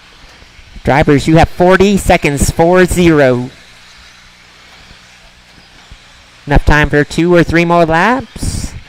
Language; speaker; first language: English; native; English